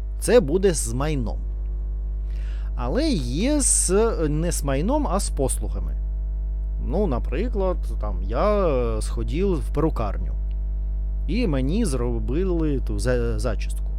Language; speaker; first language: Ukrainian; non-native, learner; Russian